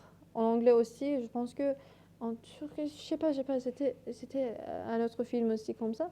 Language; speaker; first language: French; non-native, learner; Persian